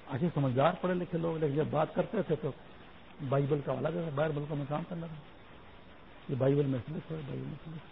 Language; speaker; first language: Urdu; non-native, local second language; Pashto